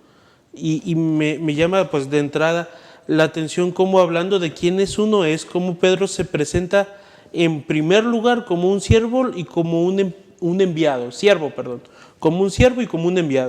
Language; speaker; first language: Spanish; native; Spanish